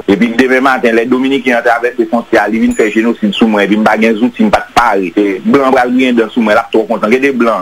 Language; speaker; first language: French; non-native, local second language; Haitian Creole